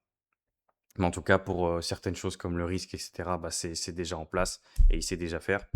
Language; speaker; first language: French; native; French